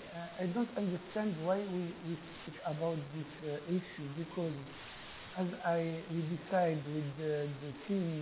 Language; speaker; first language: English; non-native, learner; Arabic